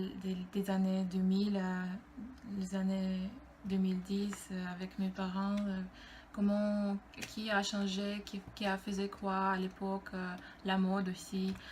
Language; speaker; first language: French; non-native, fluent; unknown